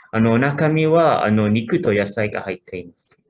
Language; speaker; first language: Japanese; non-native, fluent; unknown